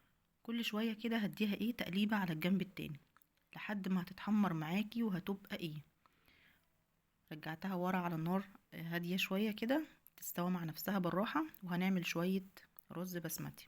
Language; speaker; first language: Arabic; native; Arabic